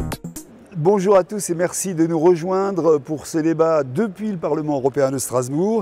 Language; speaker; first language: French; native; French